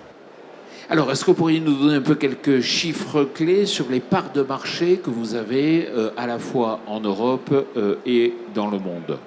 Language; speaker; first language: French; native; French